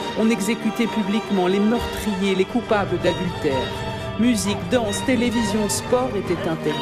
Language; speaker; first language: French; native; French